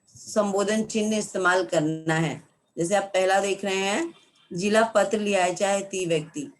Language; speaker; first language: Hindi; non-native, local second language; Marathi